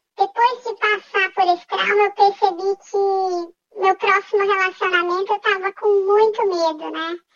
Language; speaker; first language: Portuguese; native; Portuguese